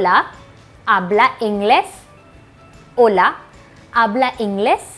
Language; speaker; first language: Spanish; non-native, learner; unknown